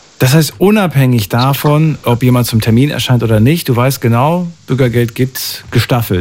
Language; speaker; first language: German; native; German